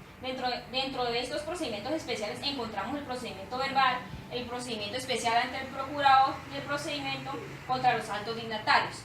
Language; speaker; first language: Spanish; native; Spanish